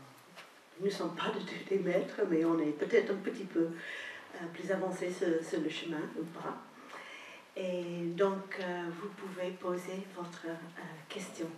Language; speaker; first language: French; non-native, fluent; English